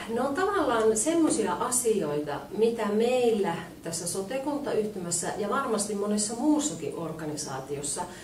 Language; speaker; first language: Finnish; native; Finnish